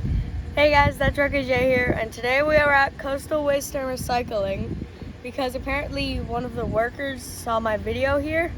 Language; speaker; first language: English; native; English